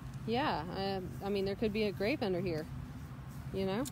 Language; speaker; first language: English; native; English